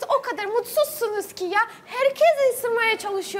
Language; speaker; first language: Turkish; non-native, learner; Russian